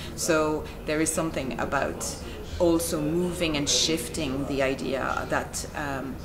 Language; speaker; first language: English; non-native, fluent; Arabic